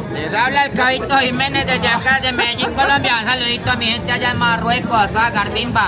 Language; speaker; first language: Spanish; native; Spanish